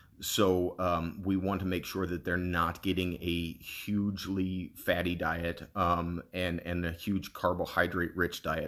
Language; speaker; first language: English; native; English